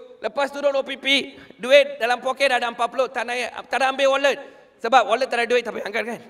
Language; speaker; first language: Malay; non-native, local second language; Tamil